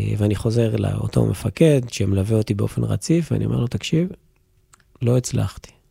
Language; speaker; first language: Hebrew; native; Hebrew